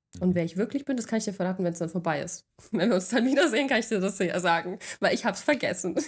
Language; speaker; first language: German; native; German